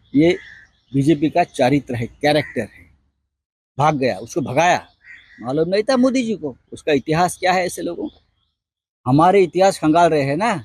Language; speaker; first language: Hindi; non-native, local second language; Marathi